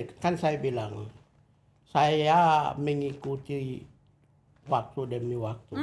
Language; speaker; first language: Indonesian; non-native, local second language; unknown